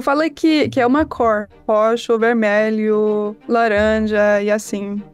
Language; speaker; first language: Portuguese; non-native, fluent; English